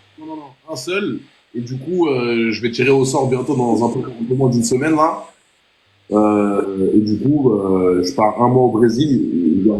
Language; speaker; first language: French; native; French